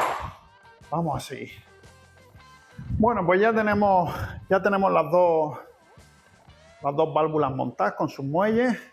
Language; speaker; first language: Spanish; native; Spanish